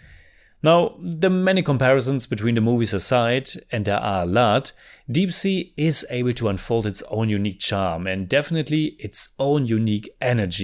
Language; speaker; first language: English; non-native, fluent; German